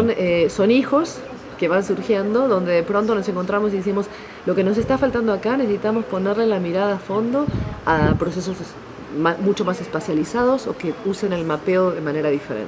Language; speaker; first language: Spanish; native; Spanish